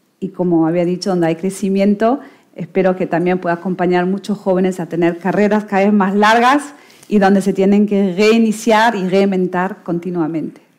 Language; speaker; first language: Spanish; non-native, fluent; German